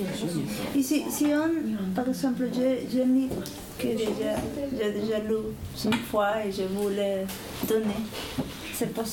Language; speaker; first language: French; non-native, learner; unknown